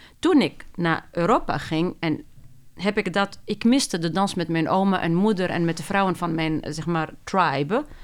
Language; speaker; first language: Dutch; non-native, fluent; Arabic